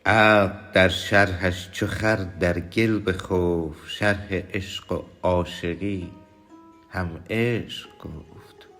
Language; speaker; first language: Persian; native; Persian